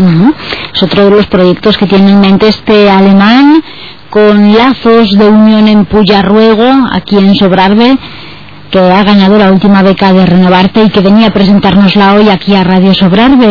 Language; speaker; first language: Spanish; native; Spanish